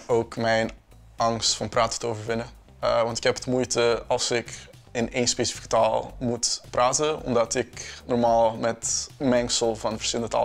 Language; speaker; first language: Dutch; non-native, local second language; Papiamento